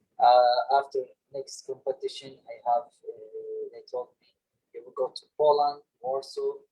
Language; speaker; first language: English; non-native, learner; Arabic